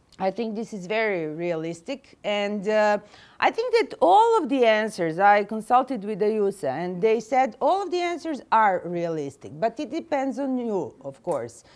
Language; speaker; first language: English; non-native, fluent; Serbian